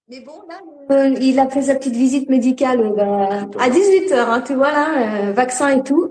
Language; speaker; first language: French; native; French